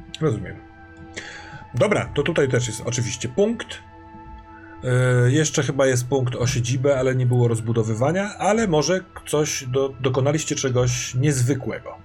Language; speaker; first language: Polish; native; Polish